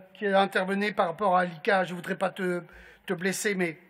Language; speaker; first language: French; native; French